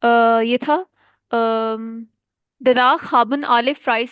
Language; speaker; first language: German; non-native, fluent; Urdu